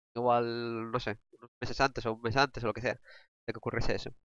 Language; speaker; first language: Spanish; native; Spanish